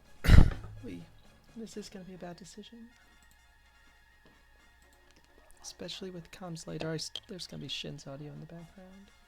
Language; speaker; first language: English; native; English